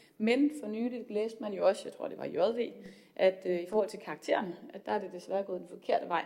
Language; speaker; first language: Danish; native; Danish